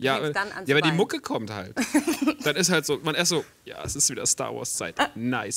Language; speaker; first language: German; native; German